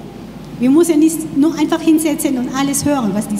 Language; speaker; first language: German; non-native, learner; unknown